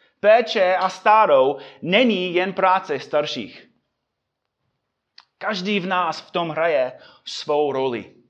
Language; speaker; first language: Czech; non-native, fluent; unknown